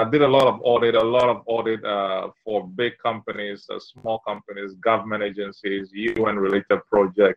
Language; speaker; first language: English; non-native, local second language; Ewe